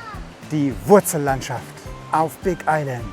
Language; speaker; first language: German; native; German